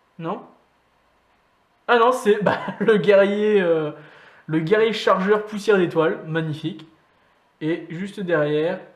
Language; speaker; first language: French; native; French